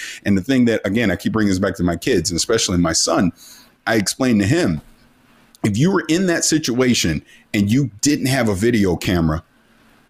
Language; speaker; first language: English; native; English